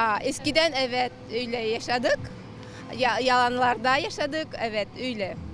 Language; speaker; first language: Turkish; non-native, learner; Bashkir